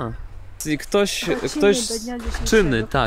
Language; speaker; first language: Polish; non-native, learner; Russian